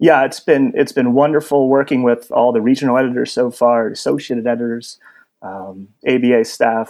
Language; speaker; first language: English; native; English